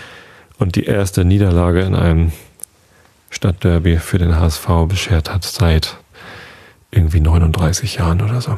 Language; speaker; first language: German; native; German